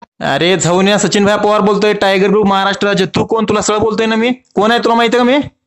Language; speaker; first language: Marathi; native; Marathi